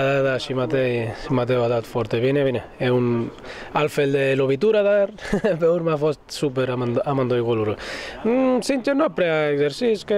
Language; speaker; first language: Romanian; non-native, fluent; Arabic